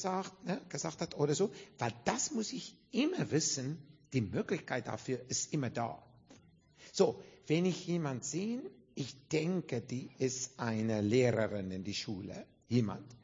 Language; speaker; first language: German; non-native, fluent; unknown